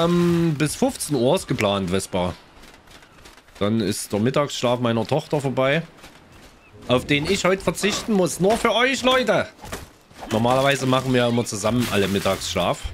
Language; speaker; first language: German; native; German